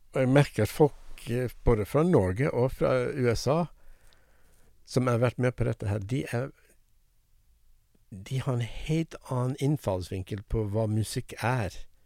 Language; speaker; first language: Norwegian; non-native, fluent; English